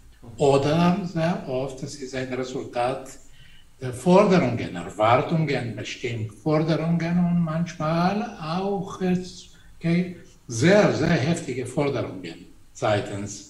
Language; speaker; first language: German; non-native, fluent; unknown